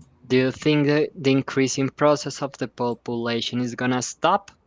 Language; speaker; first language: English; non-native, fluent; Spanish